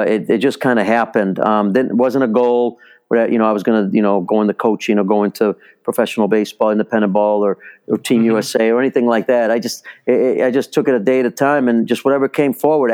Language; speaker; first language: English; early bilingual, other home language; Italian